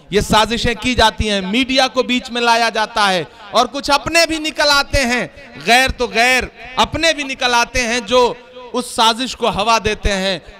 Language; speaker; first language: Hindi; native; Hindi